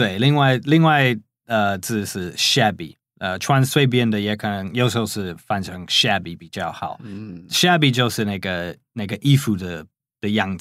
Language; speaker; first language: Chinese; non-native, fluent; English